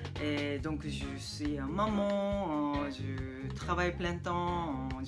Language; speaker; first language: French; non-native, learner; Japanese